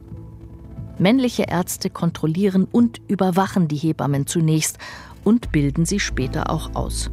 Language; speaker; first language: German; native; German